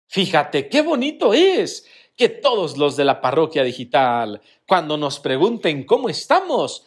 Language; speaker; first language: Spanish; native; Spanish